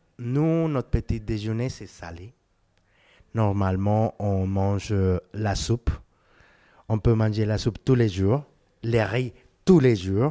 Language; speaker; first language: French; non-native, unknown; Spanish